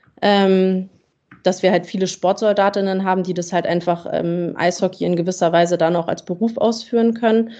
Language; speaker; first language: German; native; German